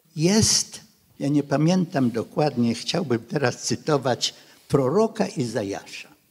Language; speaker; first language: Polish; non-native, local second language; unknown